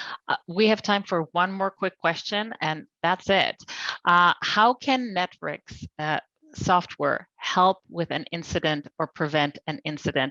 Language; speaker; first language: English; non-native, fluent; Polish